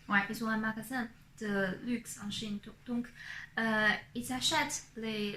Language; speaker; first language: French; non-native, fluent; Chinese